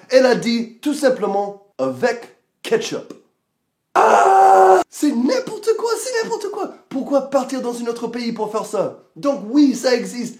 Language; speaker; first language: French; non-native, fluent; English